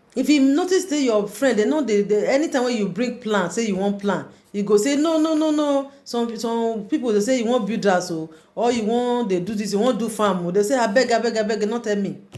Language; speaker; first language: Nigerian Pidgin; native; Nigerian Pidgin